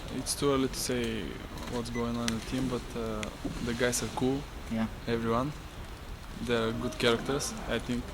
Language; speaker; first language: English; non-native, local second language; Bulgarian